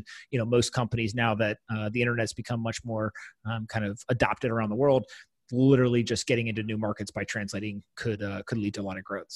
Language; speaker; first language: English; native; English